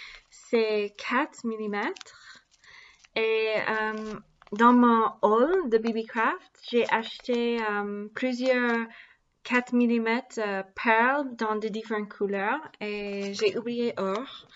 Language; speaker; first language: French; non-native, learner; English